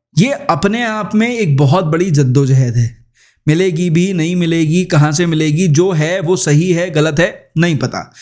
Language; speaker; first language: Hindi; native; Hindi